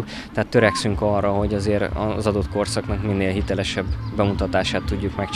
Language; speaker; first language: Hungarian; native; Hungarian